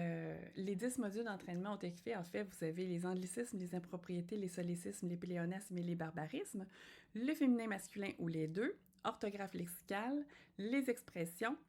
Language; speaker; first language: French; native; French